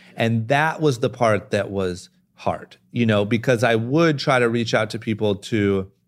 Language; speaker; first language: English; native; English